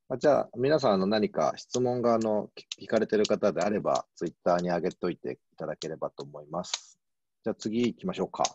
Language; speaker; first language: Japanese; native; Japanese